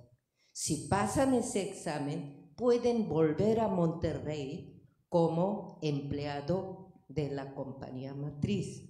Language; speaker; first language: Spanish; non-native, fluent; Korean